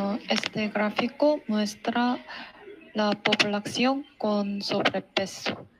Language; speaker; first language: Spanish; non-native, learner; Korean